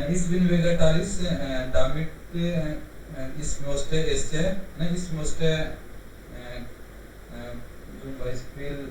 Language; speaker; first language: German; non-native, learner; Hindi